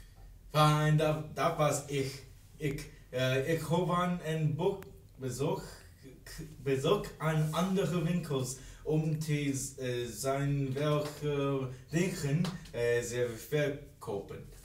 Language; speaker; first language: Dutch; non-native, learner; English